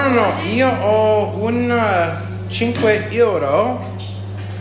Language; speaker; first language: Italian; non-native, learner; English